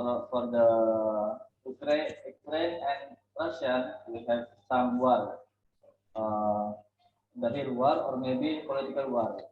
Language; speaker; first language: English; non-native, local second language; Indonesian